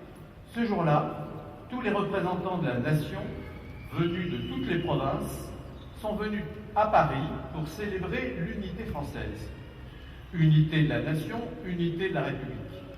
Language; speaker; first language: French; native; French